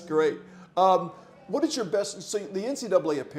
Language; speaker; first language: English; native; English